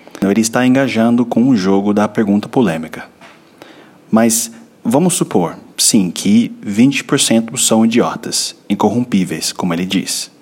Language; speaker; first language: Portuguese; non-native, fluent; English